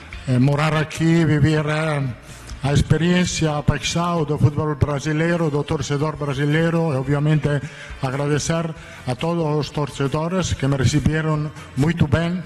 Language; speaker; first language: Portuguese; non-native, learner; Italian